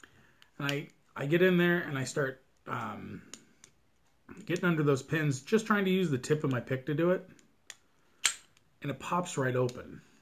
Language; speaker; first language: English; native; English